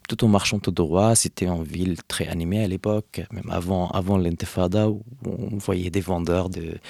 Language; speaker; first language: French; non-native, fluent; Arabic